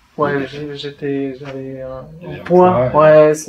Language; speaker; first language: French; non-native, fluent; Spanish